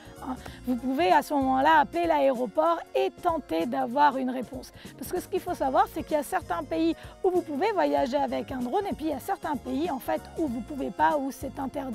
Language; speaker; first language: French; native; French